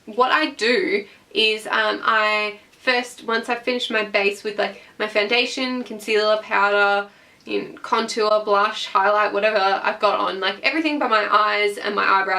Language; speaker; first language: English; native; English